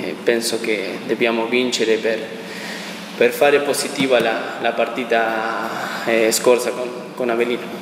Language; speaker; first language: Italian; non-native, learner; Spanish